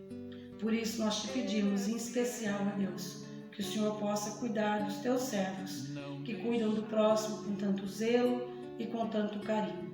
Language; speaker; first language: Portuguese; native; Portuguese